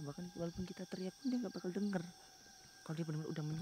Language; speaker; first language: Indonesian; native; Indonesian